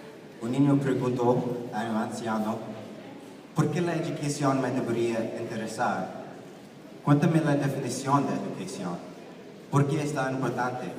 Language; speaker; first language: Spanish; non-native, learner; English